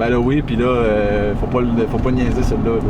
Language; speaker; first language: French; native; French